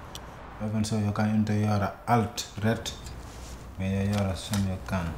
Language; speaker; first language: Swedish; non-native, learner; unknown